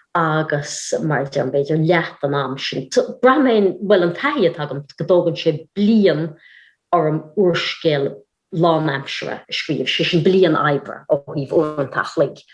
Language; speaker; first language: Irish; native; Irish